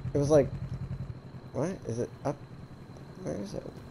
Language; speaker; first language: English; native; English